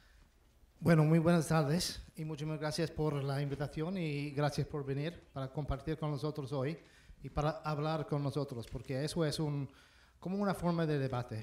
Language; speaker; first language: Spanish; non-native, fluent; English